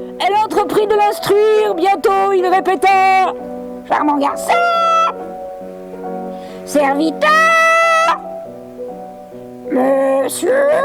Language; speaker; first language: French; native; French